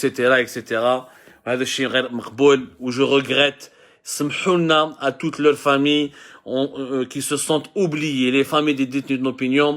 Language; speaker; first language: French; non-native, local second language; Arabic